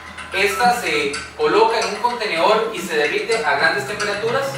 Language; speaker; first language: Spanish; native; Spanish